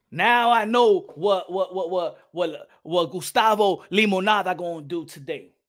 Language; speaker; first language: English; native; English